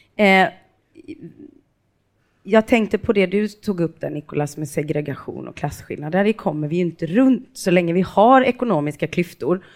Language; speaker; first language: Swedish; native; Swedish